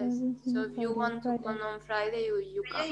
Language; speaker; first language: English; non-native, fluent; Spanish